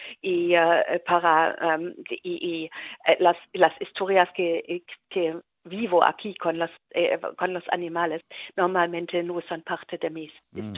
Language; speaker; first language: Spanish; non-native, learner; German